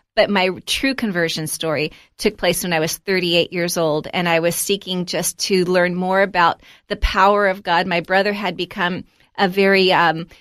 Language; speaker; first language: English; native; English